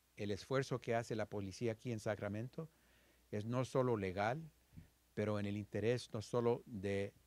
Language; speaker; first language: Spanish; early bilingual, heritage; Spanish